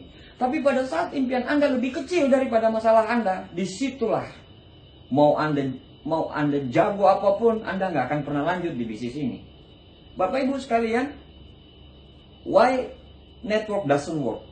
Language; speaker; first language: Indonesian; native; Indonesian